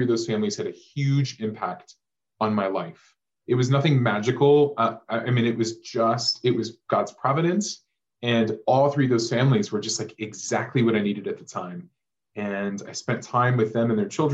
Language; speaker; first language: English; native; English